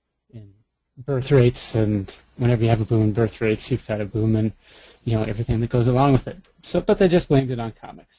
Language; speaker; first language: English; native; English